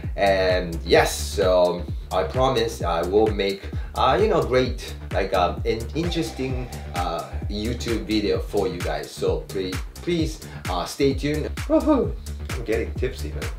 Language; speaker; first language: English; non-native, fluent; Japanese